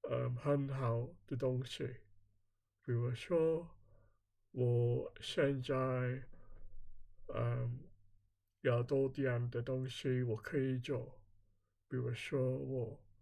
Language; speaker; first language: Chinese; non-native, learner; English